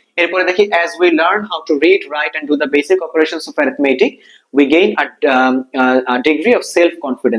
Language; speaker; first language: English; non-native, local second language; Bangla